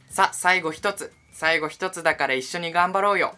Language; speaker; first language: Japanese; native; Japanese